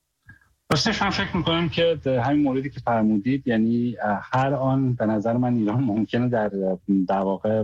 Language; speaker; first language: Persian; native; Persian